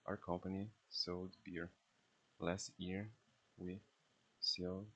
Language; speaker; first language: English; non-native, learner; Portuguese